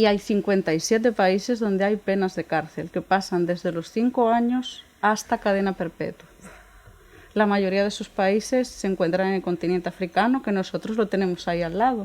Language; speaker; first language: Spanish; native; Spanish